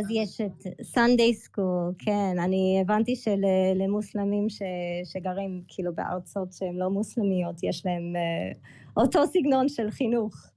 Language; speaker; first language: Hebrew; early bilingual, other home language; English